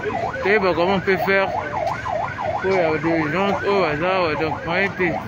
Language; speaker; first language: French; non-native, local second language; Lingala